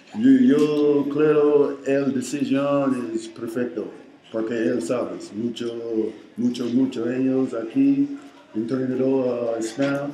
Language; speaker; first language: Spanish; non-native, learner; English